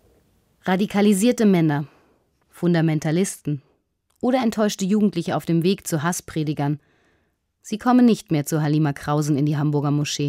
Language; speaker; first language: German; native; German